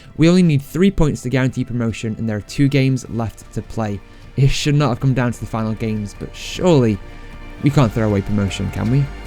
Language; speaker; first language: English; native; English